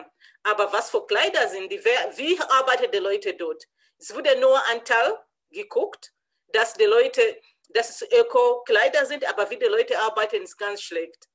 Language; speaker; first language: German; non-native, learner; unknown